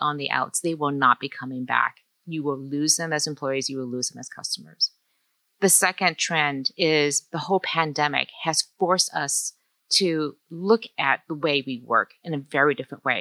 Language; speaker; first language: English; early bilingual, other home language; Chinese